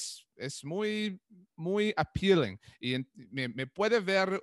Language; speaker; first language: Spanish; non-native, learner; English